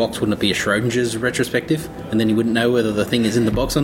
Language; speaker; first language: English; native; English